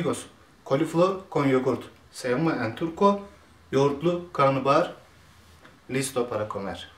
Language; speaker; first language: Spanish; non-native, learner; Turkish